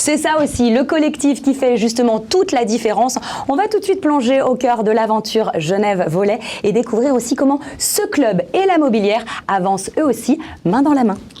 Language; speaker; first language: French; native; French